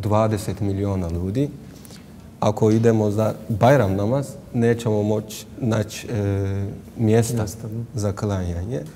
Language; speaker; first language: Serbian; non-native, learner; Turkish